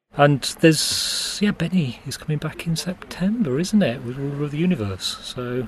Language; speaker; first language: English; early bilingual, other home language; Hindi